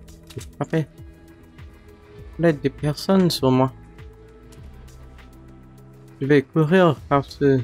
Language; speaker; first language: French; non-native, local second language; English